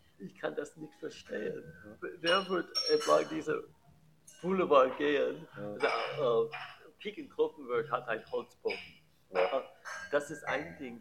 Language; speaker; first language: German; non-native, learner; English